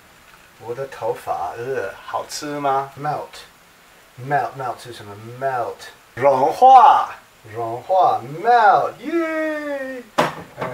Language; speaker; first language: Chinese; non-native, learner; English